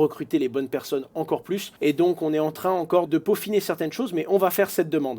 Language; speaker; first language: French; native; French